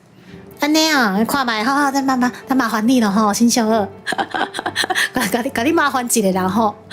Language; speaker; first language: Chinese; native; Chinese